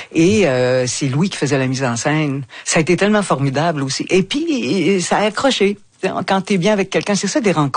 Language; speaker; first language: French; native; French